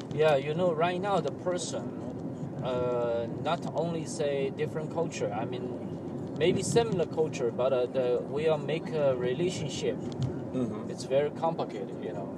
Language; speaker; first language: English; non-native, learner; Chinese